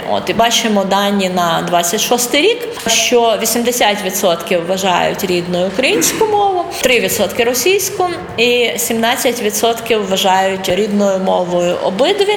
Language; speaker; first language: Ukrainian; non-native, local second language; Russian